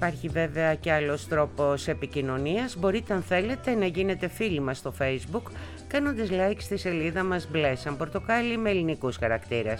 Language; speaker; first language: Greek; native; Greek